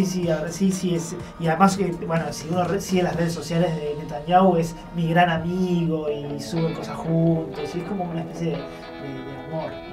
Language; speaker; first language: Spanish; native; Spanish